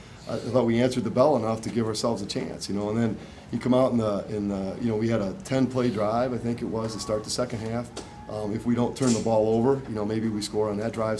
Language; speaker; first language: English; native; English